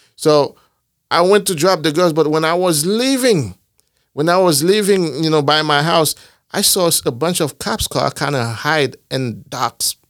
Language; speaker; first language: English; non-native, fluent; Haitian Creole